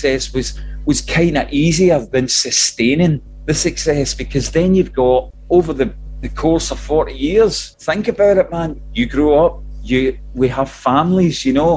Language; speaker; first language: English; native; English